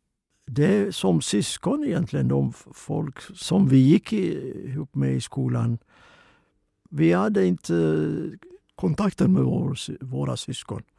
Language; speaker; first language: Swedish; non-native, fluent; Oromo